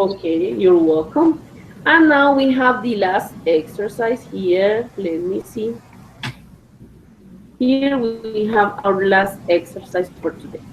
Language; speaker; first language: English; non-native, fluent; Spanish